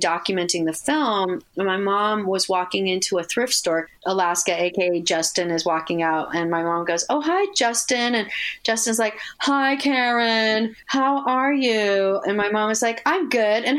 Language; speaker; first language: English; native; English